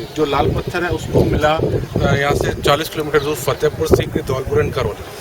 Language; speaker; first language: Hindi; native; Hindi